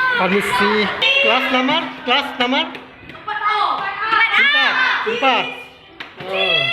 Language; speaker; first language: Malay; non-native, learner; Bangla